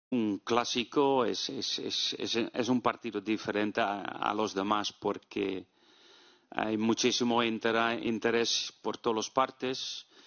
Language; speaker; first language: Spanish; non-native, fluent; Dutch